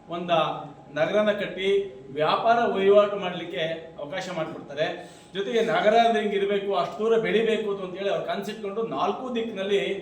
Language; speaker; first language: Kannada; native; Kannada